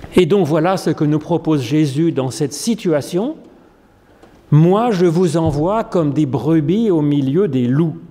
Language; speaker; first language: French; native; French